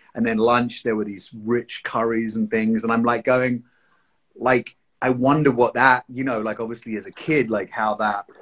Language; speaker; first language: English; native; English